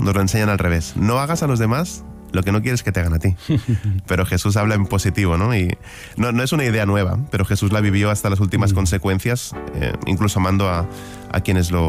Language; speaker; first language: Spanish; native; Spanish